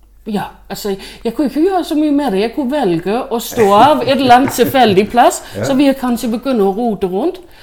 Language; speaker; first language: Norwegian; non-native, fluent; Danish